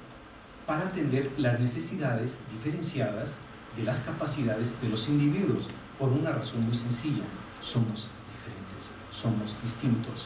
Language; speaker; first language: Spanish; native; Spanish